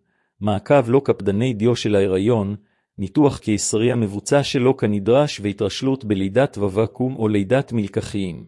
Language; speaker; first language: Hebrew; native; Hebrew